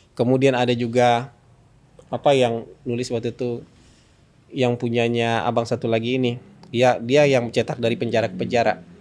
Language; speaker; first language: Indonesian; non-native, local second language; Minangkabau